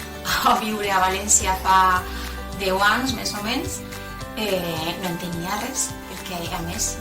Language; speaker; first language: Catalan; non-native, local second language; Spanish